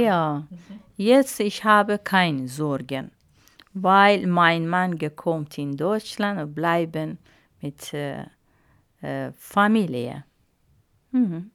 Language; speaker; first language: German; non-native, learner; Arabic